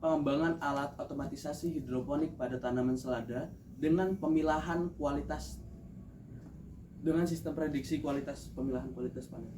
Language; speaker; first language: Indonesian; non-native, local second language; Javanese